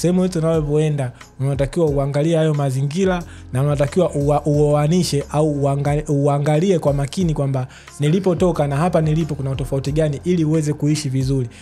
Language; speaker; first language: Swahili; native; Swahili